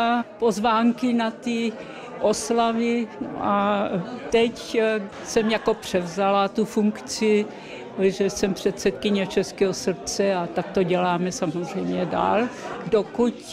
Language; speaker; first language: Czech; early bilingual, heritage; Czech